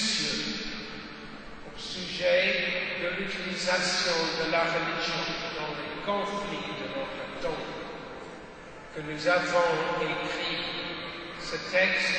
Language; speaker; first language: French; non-native, fluent; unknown